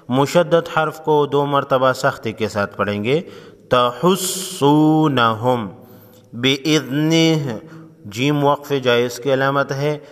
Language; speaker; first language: Urdu; non-native, local second language; Pashto